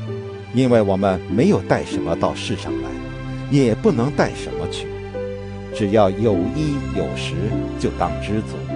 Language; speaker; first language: Chinese; native; Chinese